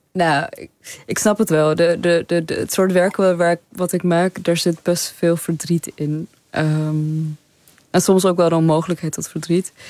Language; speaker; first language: Dutch; early bilingual, other home language; Persian